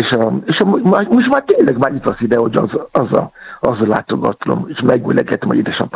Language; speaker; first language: Hungarian; non-native, learner; Yoruba